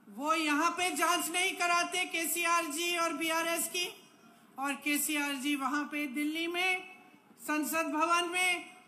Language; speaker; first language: Hindi; native; Hindi